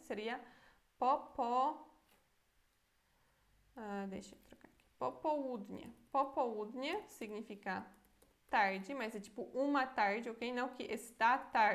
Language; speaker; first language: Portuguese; non-native, fluent; Polish